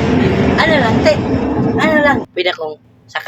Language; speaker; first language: Filipino; non-native, local second language; Cebuano